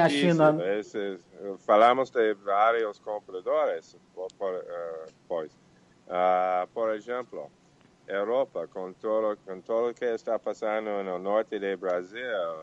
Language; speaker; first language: Portuguese; non-native, learner; Spanish